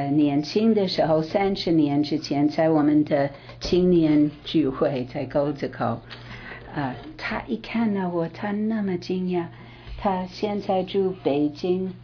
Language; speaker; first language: Chinese; non-native, fluent; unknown